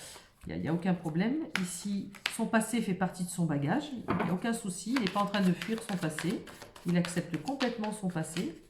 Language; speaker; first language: French; native; French